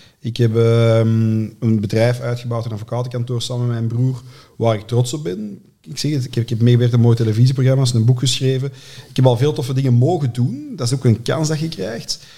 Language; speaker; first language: Dutch; native; Dutch